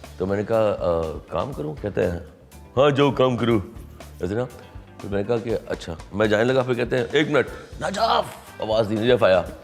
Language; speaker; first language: Urdu; native; Urdu